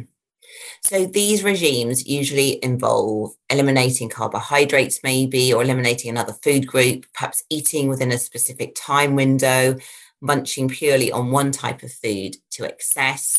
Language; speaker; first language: English; native; English